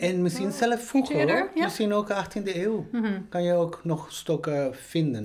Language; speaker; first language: Dutch; non-native, fluent; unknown